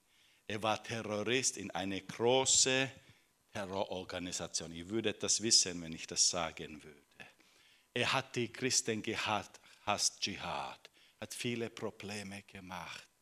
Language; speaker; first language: German; non-native, fluent; Finnish